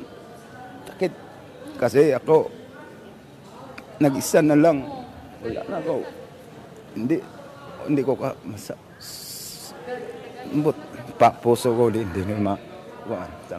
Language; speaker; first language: Filipino; non-native, local second language; Cebuano